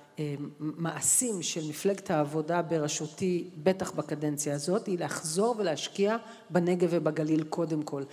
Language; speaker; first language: Hebrew; native; Hebrew